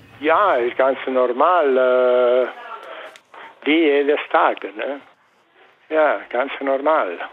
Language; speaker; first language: German; non-native, learner; Italian